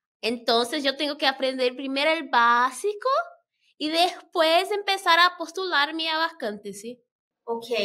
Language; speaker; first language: Spanish; non-native, fluent; Portuguese